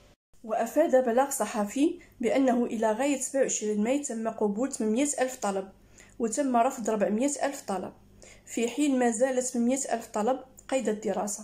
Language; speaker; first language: Arabic; native; Arabic